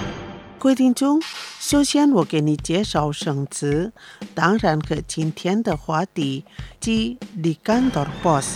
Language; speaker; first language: Chinese; non-native, fluent; Indonesian